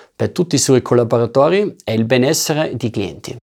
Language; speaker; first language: Italian; non-native, fluent; German